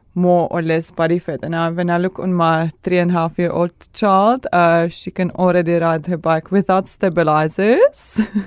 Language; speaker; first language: English; non-native, fluent; Czech